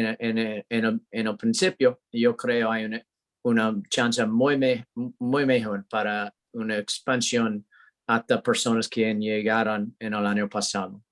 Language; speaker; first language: Spanish; non-native, learner; English